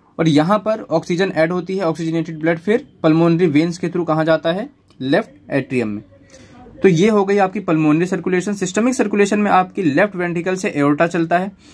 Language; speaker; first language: Hindi; native; Hindi